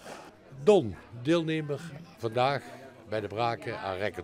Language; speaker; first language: Dutch; native; Dutch